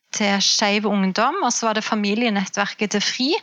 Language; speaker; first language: Norwegian; native; Norwegian